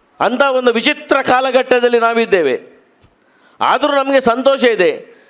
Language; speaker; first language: Kannada; non-native, local second language; Tulu